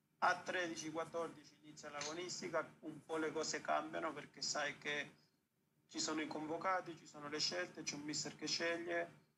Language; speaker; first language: Italian; non-native, fluent; Spanish